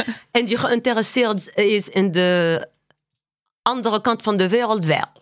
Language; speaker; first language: Dutch; non-native, fluent; Arabic